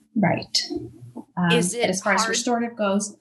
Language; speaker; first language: English; native; English